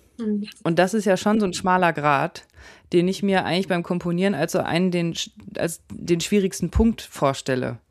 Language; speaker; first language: German; native; German